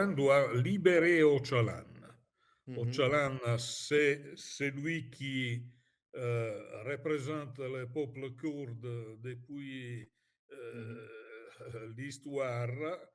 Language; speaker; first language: French; non-native, fluent; Italian